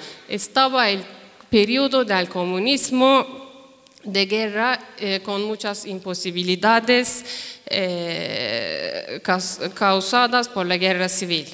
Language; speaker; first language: Spanish; non-native, fluent; Turkish